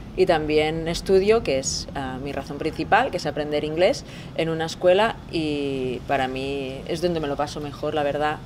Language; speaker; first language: Spanish; native; Spanish